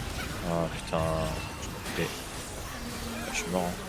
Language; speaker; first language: French; native; French